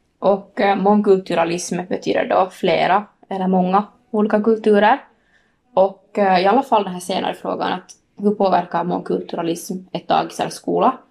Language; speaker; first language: Swedish; native; Swedish